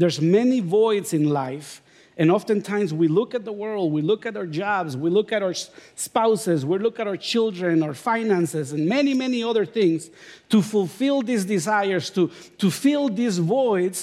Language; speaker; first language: English; non-native, fluent; Spanish